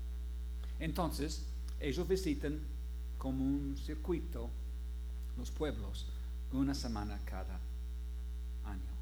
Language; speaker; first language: Spanish; non-native, fluent; English